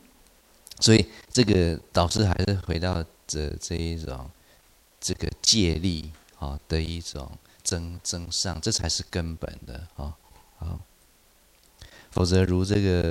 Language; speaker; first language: Chinese; native; Chinese